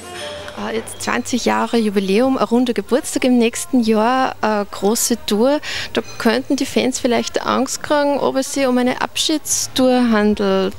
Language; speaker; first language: German; native; German